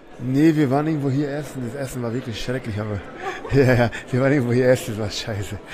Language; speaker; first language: German; native; German